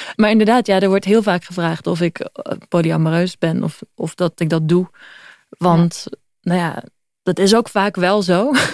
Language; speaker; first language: Dutch; native; Dutch